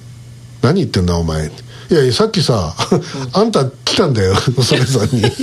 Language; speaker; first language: Japanese; native; Japanese